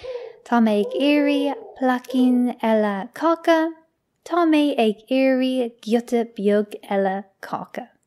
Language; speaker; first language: Irish; non-native, local second language; English